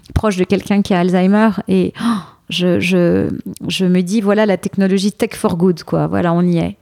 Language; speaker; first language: French; native; French